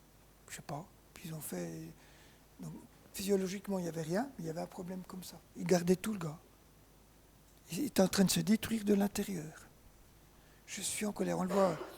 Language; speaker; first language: French; native; French